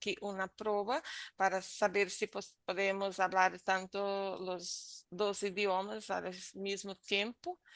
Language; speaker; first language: Spanish; non-native, learner; Portuguese